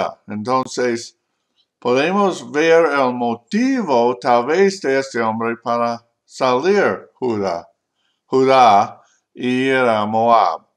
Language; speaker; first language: Spanish; non-native, learner; English